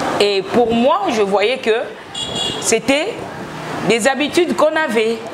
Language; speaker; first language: French; non-native, local second language; Lingala